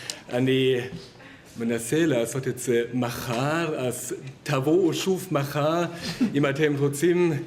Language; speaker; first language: Hebrew; non-native, learner; German